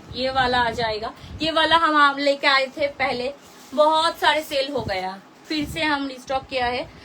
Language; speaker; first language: Hindi; non-native, local second language; Bangla